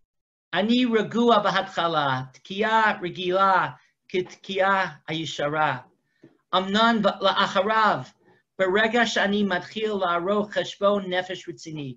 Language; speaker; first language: Hebrew; non-native, fluent; English